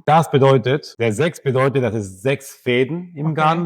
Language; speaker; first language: German; non-native, fluent; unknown